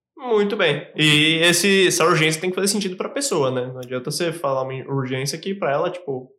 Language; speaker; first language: Portuguese; native; Portuguese